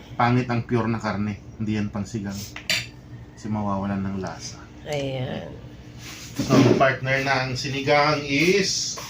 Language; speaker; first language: Filipino; native; Filipino